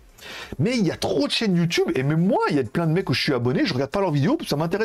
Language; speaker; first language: French; native; French